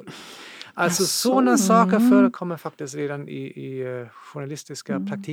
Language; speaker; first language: Swedish; non-native, fluent; German